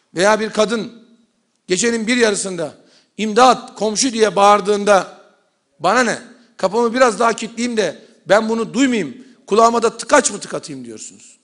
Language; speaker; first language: Turkish; native; Turkish